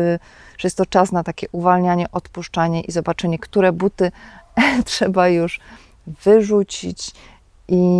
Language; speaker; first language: Polish; native; Polish